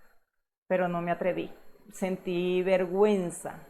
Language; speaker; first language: Spanish; native; Spanish